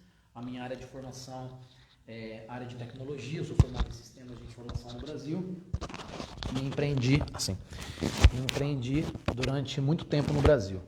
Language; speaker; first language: Portuguese; native; Portuguese